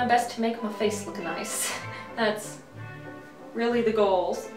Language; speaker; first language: English; native; English